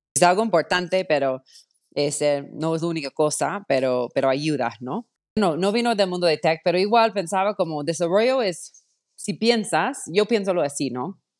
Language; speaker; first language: Spanish; non-native, fluent; English